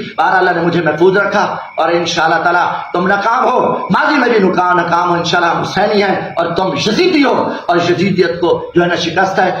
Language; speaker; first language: Urdu; non-native, local second language; Saraiki